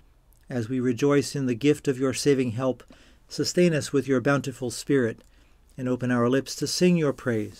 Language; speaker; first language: English; native; English